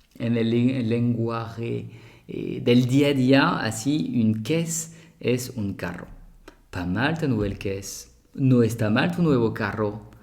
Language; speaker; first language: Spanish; non-native, fluent; French